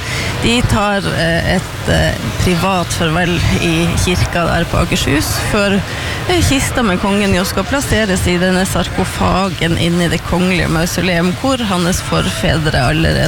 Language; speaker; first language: Norwegian; native; Norwegian